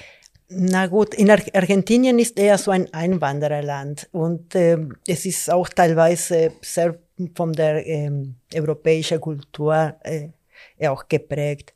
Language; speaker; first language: German; non-native, fluent; Spanish